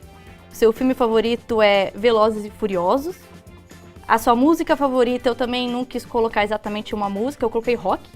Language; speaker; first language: Portuguese; native; Portuguese